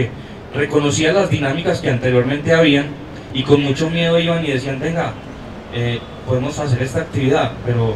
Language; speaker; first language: Spanish; native; Spanish